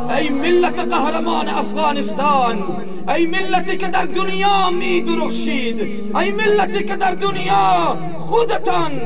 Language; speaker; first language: Persian; native; Persian